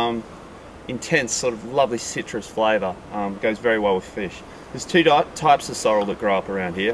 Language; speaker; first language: English; native; English